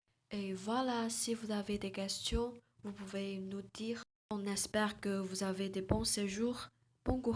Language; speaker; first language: French; non-native, learner; Chinese